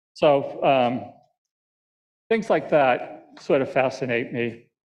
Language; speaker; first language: English; native; English